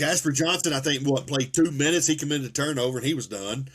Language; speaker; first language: English; native; English